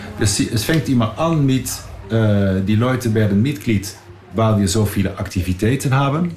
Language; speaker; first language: German; non-native, fluent; Dutch